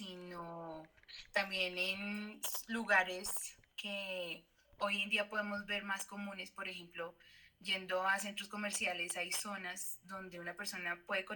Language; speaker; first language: Spanish; native; Spanish